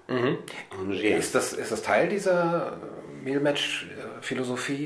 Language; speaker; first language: German; native; German